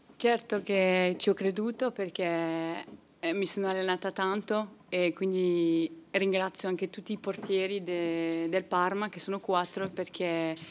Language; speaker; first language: Italian; non-native, fluent; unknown